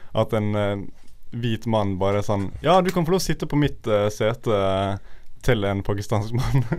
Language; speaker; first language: Norwegian; native; Norwegian